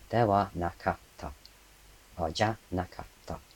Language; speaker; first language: Japanese; non-native, fluent; English